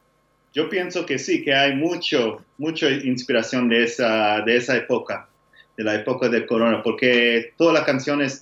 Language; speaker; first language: Spanish; non-native, learner; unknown